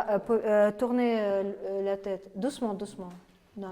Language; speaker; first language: French; non-native, fluent; Russian